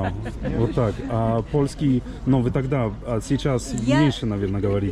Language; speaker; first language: Russian; non-native, fluent; Polish